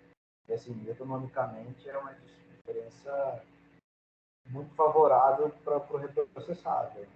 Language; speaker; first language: Portuguese; native; Portuguese